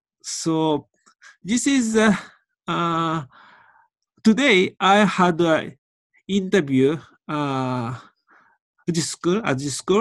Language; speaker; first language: English; non-native, learner; Japanese